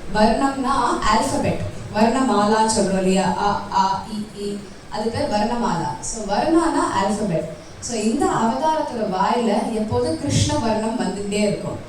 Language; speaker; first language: Tamil; early bilingual, heritage; Tamil